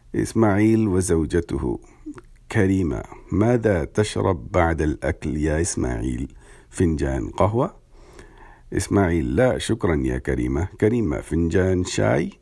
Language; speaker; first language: Arabic; non-native, learner; English